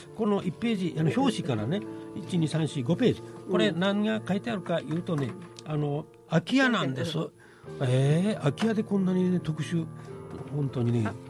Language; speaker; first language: Japanese; native; Japanese